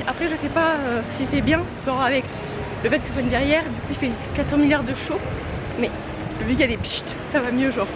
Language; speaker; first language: French; native; French